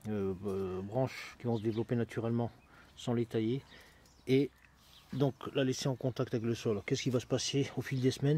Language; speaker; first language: French; native; French